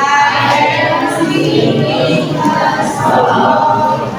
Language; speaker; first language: English; non-native, fluent; Indonesian